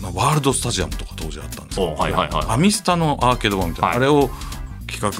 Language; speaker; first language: Japanese; native; Japanese